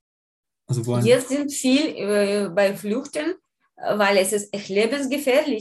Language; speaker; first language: German; non-native, learner; Ukrainian